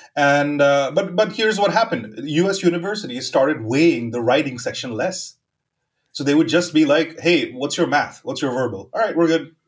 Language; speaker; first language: English; non-native, local second language; Gujarati